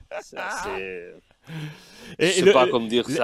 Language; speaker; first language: French; non-native, learner; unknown